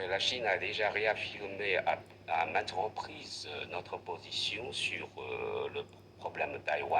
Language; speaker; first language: French; non-native, fluent; Chinese